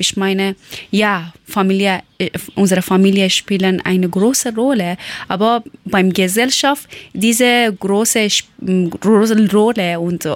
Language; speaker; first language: German; non-native, learner; Persian